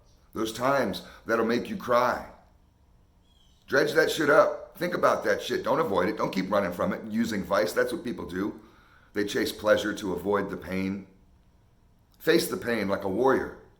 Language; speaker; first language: English; native; English